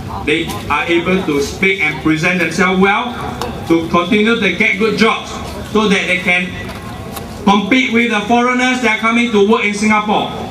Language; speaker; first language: English; non-native, local second language; Chinese